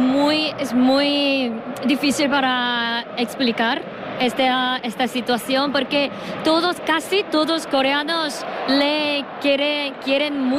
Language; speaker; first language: Spanish; non-native, learner; Korean